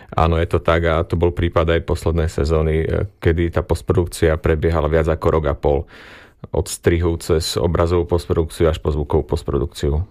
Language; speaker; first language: Slovak; native; Slovak